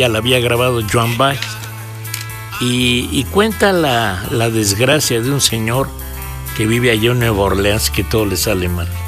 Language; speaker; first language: Spanish; native; Spanish